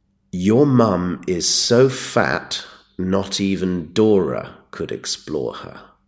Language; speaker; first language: English; native; English